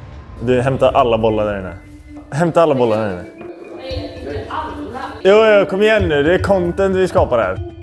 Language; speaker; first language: Swedish; native; Swedish